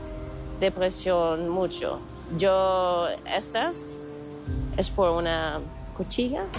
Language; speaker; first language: Spanish; non-native, learner; Dutch